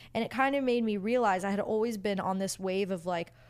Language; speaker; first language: English; native; English